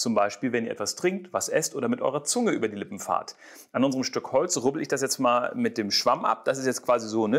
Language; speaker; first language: German; native; German